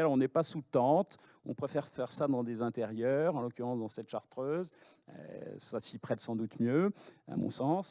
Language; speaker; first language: French; native; French